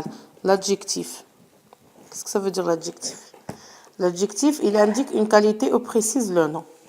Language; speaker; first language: French; non-native, local second language; Arabic